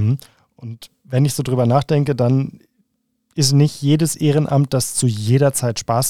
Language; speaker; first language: German; native; German